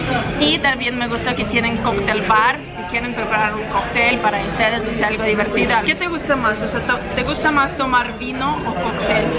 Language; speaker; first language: Spanish; non-native, learner; Russian